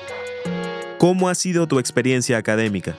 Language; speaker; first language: Spanish; native; Spanish